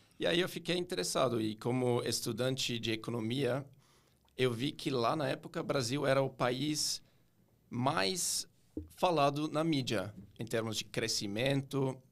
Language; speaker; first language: Portuguese; non-native, fluent; German